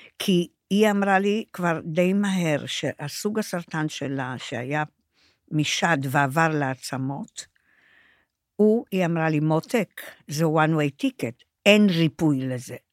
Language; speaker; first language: Hebrew; non-native, fluent; Romanian